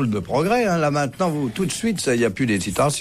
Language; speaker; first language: French; native; French